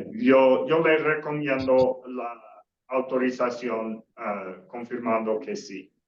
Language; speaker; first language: Spanish; non-native, fluent; English